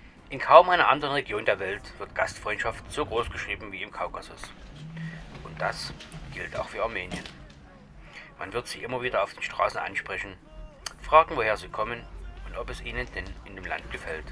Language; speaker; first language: German; native; German